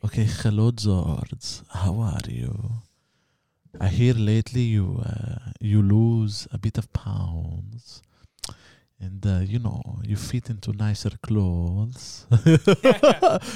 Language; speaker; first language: English; early bilingual, other home language; Greek